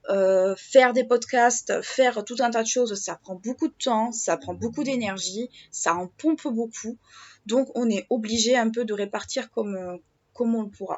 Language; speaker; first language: French; native; French